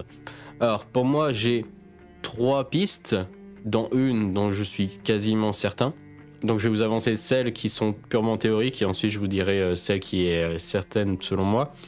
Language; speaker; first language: French; native; French